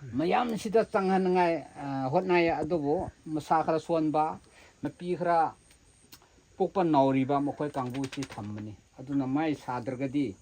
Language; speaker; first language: Manipuri; non-native, local second language; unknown